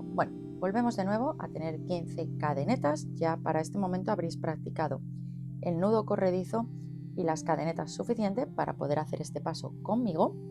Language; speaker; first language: Spanish; native; Spanish